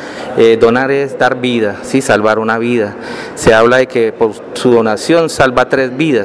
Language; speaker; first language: Spanish; native; Spanish